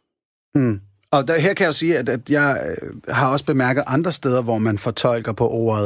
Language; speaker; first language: Danish; native; Danish